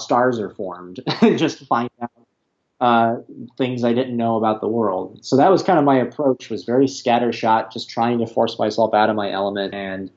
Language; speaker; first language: English; native; English